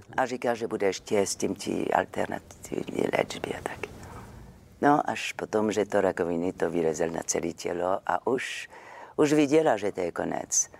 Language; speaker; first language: Czech; non-native, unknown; French